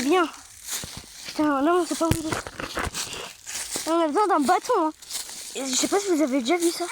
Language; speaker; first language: French; native; French